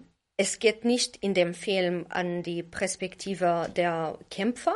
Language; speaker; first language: German; non-native, fluent; Arabic